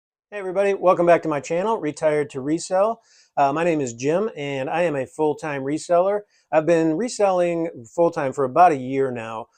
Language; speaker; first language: English; native; English